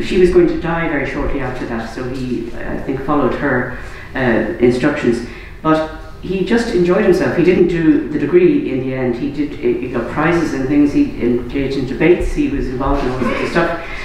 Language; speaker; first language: English; native; English